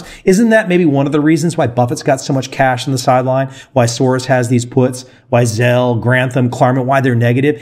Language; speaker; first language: English; native; English